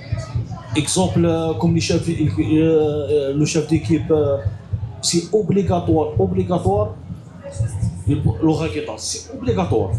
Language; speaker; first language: French; non-native, learner; Arabic